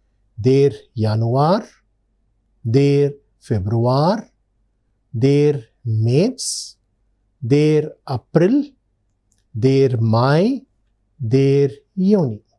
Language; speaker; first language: German; non-native, fluent; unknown